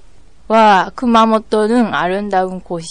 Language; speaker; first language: Korean; non-native, learner; Japanese